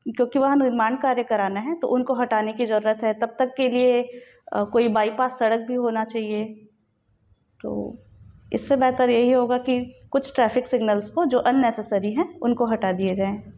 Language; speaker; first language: Hindi; native; Hindi